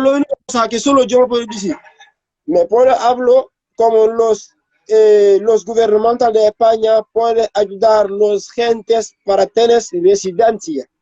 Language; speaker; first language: Spanish; non-native, learner; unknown